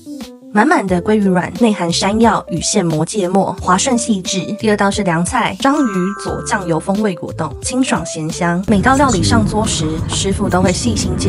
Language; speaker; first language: Chinese; native; Chinese